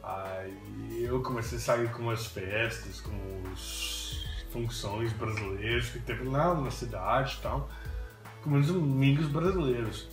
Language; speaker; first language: Portuguese; non-native, fluent; English